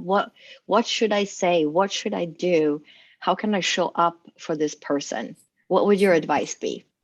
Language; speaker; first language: English; native; English